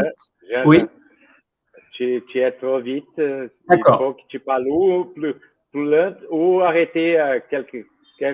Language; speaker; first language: French; non-native, fluent; Portuguese